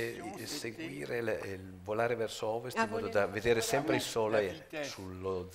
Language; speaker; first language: Italian; native; Italian